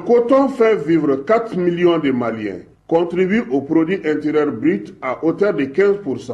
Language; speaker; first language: French; non-native, local second language; Bambara